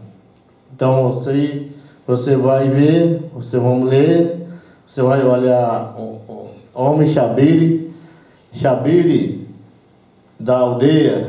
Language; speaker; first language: Portuguese; non-native, local second language; Yanomámi